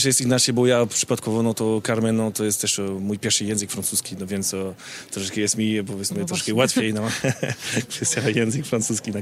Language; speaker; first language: Polish; non-native, learner; French